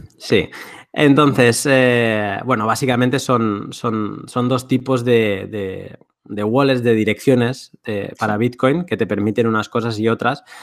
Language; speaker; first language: Spanish; native; Spanish